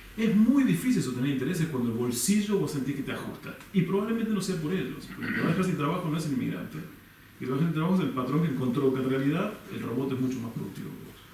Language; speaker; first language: Spanish; native; Spanish